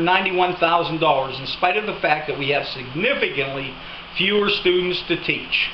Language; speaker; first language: English; native; English